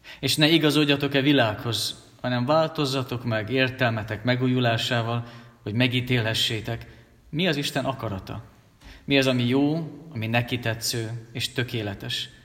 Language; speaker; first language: Hungarian; native; Hungarian